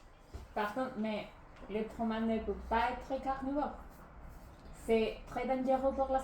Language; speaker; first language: French; non-native, learner; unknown